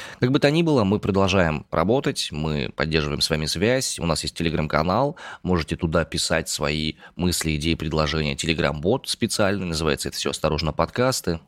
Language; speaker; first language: Russian; native; Russian